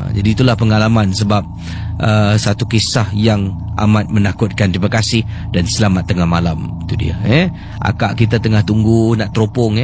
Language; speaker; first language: Malay; native; Malay